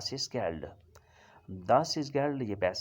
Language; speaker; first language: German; non-native, learner; Urdu